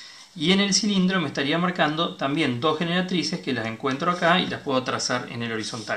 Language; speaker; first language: Spanish; native; Spanish